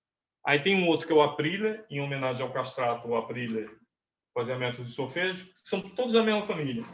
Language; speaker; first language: Portuguese; native; Portuguese